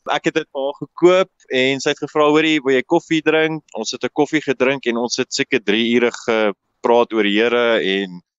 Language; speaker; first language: Afrikaans; native; Afrikaans